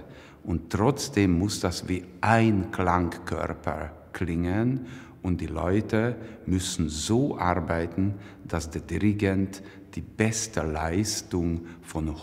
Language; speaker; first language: German; non-native, fluent; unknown